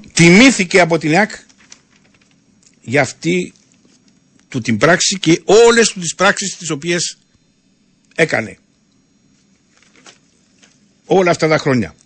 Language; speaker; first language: Greek; native; Greek